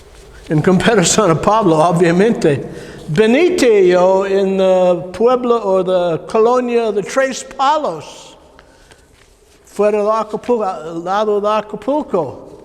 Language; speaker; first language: Spanish; non-native, learner; English